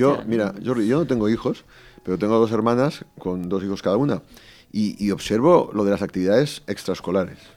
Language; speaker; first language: Spanish; native; Spanish